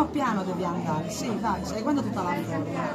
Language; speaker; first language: Italian; native; Italian